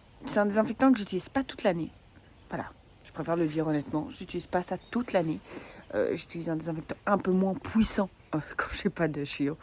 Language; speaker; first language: French; native; French